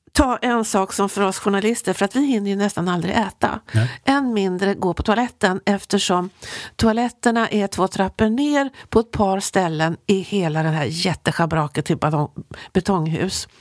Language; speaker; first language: Swedish; native; Swedish